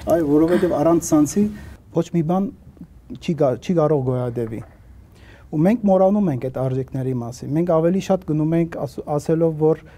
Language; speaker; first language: Armenian; early bilingual, heritage; Armenian